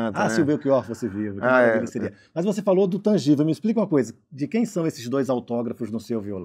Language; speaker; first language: Portuguese; native; Portuguese